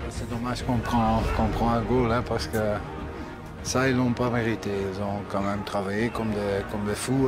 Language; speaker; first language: French; non-native, local second language; Dutch